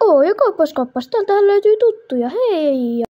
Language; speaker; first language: Finnish; native; Finnish